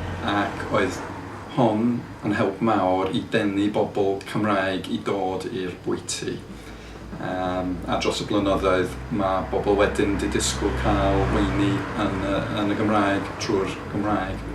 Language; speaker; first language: Welsh; non-native, fluent; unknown